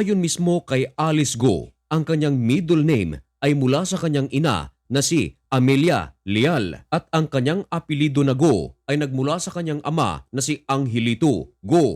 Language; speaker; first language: Filipino; native; Filipino